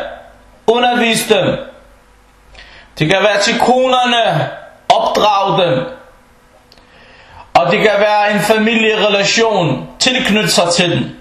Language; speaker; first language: Danish; early bilingual, other home language; Arabic